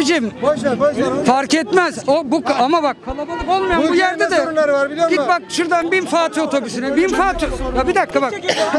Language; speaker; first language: Turkish; native; Turkish